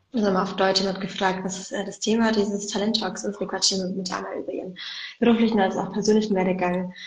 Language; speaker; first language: German; native; German